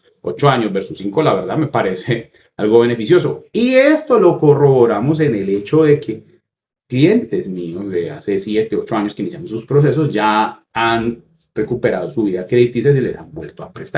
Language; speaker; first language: Spanish; native; Spanish